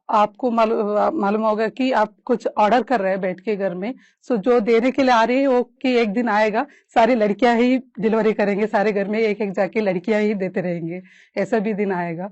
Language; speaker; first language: Hindi; non-native, local second language; Kannada